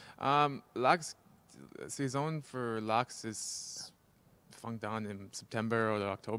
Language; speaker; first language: German; non-native, learner; English